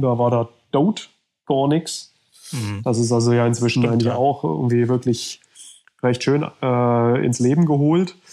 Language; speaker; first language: German; native; German